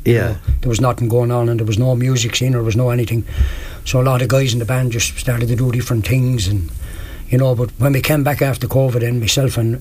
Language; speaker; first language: English; native; English